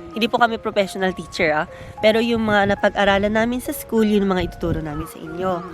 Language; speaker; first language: Filipino; early bilingual, heritage; Filipino